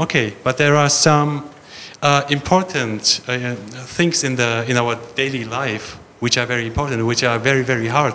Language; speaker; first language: English; non-native, fluent; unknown